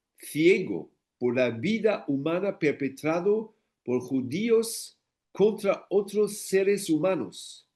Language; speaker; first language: Spanish; non-native, fluent; English